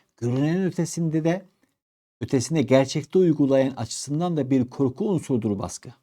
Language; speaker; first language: Turkish; native; Turkish